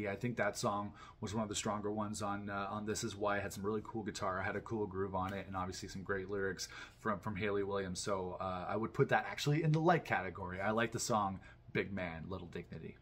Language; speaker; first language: English; native; English